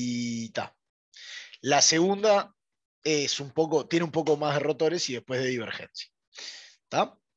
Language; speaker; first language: Spanish; native; Spanish